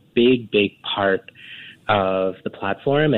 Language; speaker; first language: English; native; English